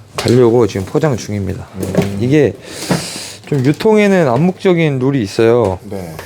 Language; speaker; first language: Korean; native; Korean